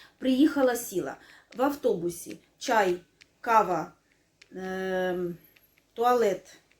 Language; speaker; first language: Ukrainian; non-native, local second language; Russian